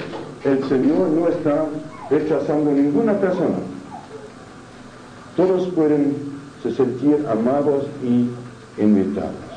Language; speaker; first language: Spanish; non-native, fluent; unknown